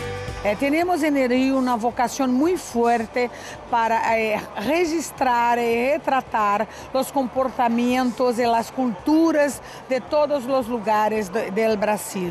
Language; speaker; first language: Spanish; non-native, fluent; Portuguese